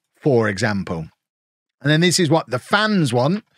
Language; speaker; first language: English; native; English